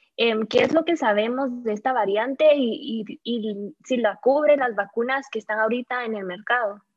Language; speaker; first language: Spanish; native; Spanish